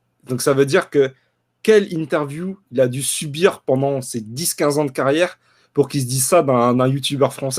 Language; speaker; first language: French; native; French